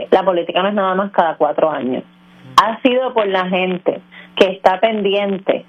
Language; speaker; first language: Spanish; native; Spanish